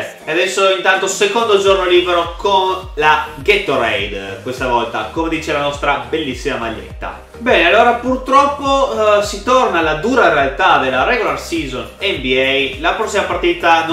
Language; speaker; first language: Italian; native; Italian